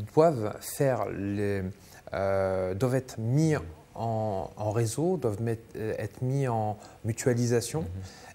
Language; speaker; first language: French; native; French